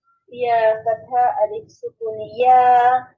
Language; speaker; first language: Arabic; non-native, learner; Bangla